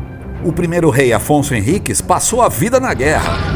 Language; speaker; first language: Portuguese; native; Portuguese